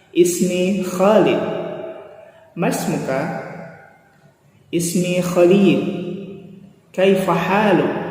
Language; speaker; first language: Arabic; non-native, fluent; Indonesian